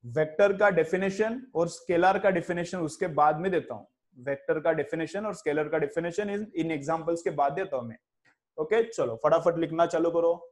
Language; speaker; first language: Hindi; non-native, local second language; Marathi